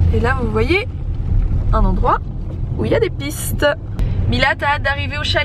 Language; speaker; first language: French; native; French